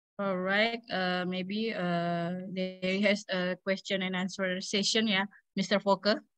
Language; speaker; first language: English; non-native, learner; Indonesian